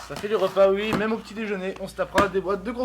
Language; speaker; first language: French; native; French